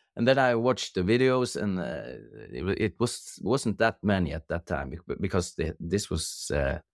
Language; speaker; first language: English; non-native, fluent; Norwegian